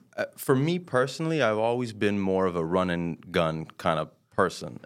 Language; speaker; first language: English; non-native, fluent; French